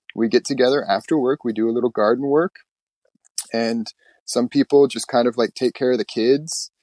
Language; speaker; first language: English; native; English